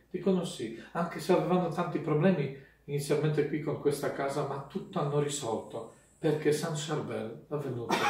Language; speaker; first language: Italian; non-native, fluent; Polish